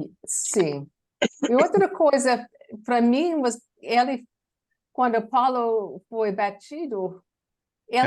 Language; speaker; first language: Portuguese; non-native, learner; English